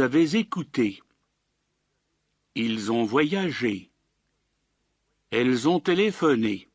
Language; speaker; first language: French; native; French